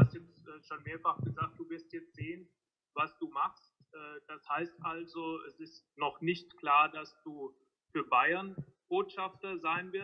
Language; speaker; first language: German; native; German